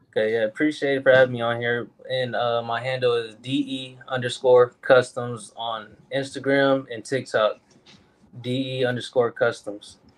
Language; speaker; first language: English; native; English